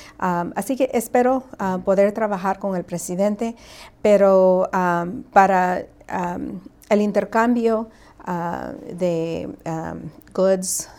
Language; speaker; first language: Spanish; early bilingual, heritage; Spanish